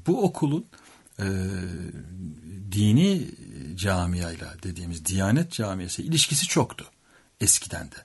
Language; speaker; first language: Turkish; native; Turkish